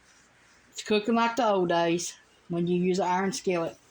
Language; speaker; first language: English; native; English